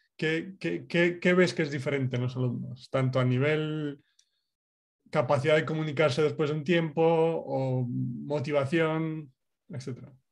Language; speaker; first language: Spanish; native; Spanish